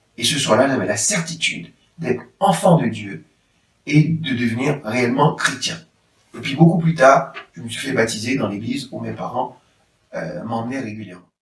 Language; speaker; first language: French; non-native, local second language; Haitian Creole